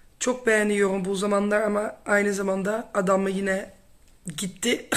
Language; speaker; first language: Turkish; non-native, fluent; Dutch